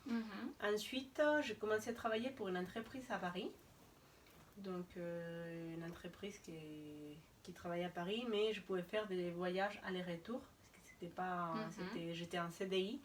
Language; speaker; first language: French; non-native, fluent; Spanish